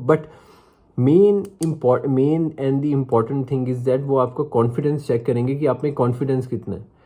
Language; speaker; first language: Hindi; native; Hindi